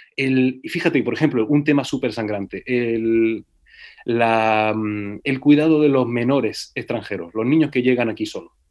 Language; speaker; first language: Spanish; native; Spanish